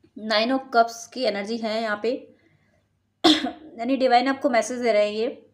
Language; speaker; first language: Hindi; native; Hindi